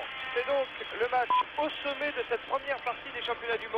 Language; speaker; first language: French; native; French